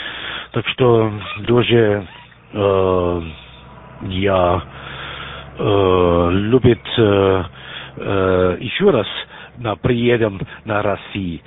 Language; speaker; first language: Russian; non-native, learner; German